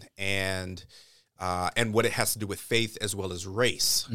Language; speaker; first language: English; native; English